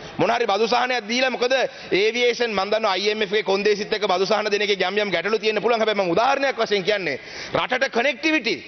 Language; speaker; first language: Sinhala; non-native, local second language; Tamil